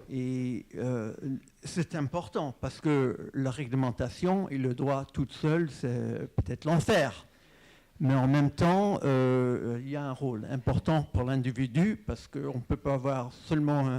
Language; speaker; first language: French; non-native, fluent; English